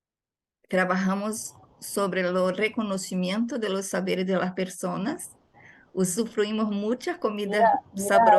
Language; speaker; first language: Spanish; non-native, fluent; Portuguese